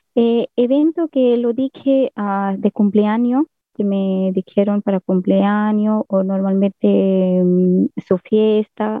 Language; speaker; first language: Spanish; non-native, learner; Hindi